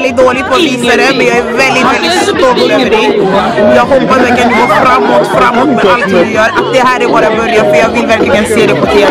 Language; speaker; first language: Swedish; early bilingual, other home language; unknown